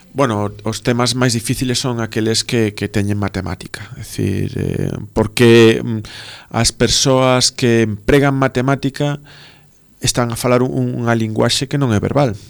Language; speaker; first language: Galician; non-native, local second language; Spanish